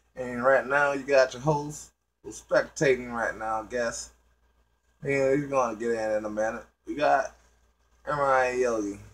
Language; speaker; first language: English; native; English